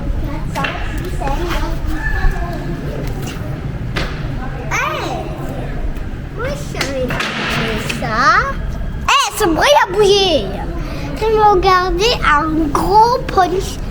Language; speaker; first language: French; early bilingual, heritage; French